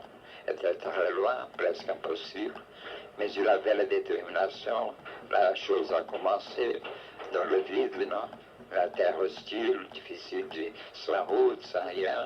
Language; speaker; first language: French; non-native, fluent; Portuguese